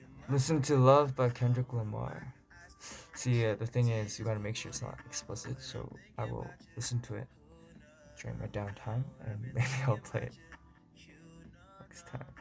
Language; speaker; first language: English; early bilingual, other home language; Korean